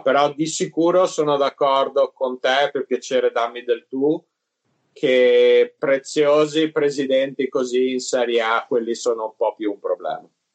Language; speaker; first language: Italian; early bilingual, other home language; English